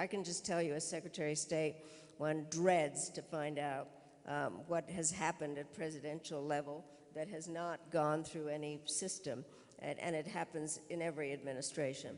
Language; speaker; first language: English; early bilingual, other home language; Czech